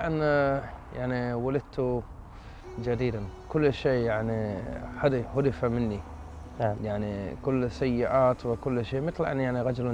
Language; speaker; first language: Arabic; non-native, learner; Dutch